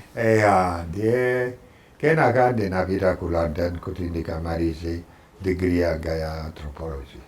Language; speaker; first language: Nyanja; non-native, fluent; French